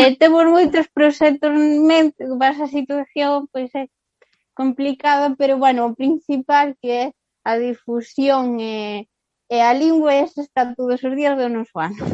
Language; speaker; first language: Galician; non-native, local second language; Spanish